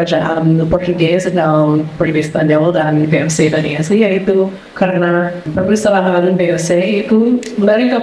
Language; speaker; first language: Indonesian; non-native, fluent; English